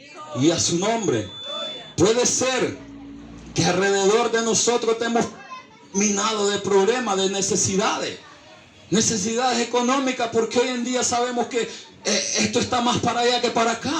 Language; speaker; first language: Spanish; native; Spanish